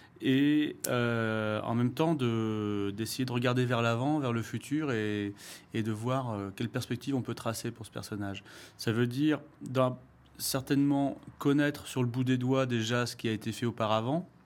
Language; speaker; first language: French; native; French